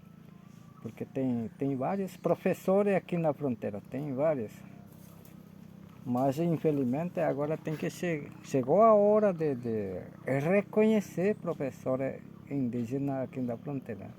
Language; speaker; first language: Portuguese; non-native, local second language; Guarani